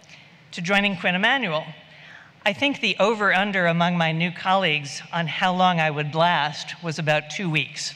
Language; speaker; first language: English; native; English